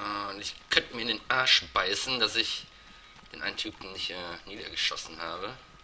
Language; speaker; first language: German; native; German